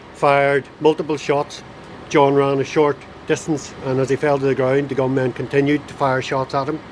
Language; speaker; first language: English; native; English